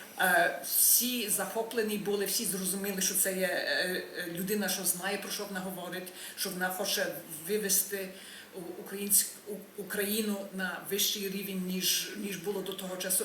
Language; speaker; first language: Ukrainian; early bilingual, heritage; Ukrainian